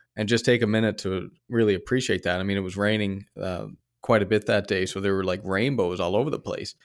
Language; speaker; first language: English; native; English